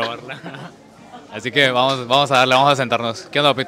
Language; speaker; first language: Spanish; native; Spanish